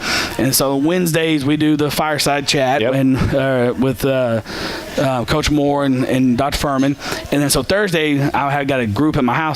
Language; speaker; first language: English; native; English